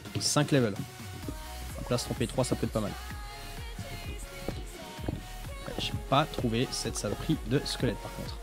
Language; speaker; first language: French; native; French